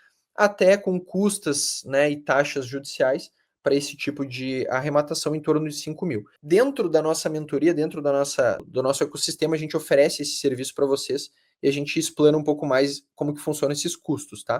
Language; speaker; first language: Portuguese; native; Portuguese